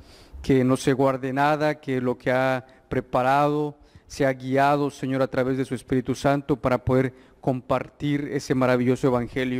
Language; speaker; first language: Spanish; native; Spanish